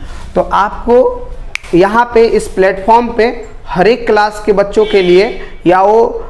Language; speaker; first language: Hindi; native; Hindi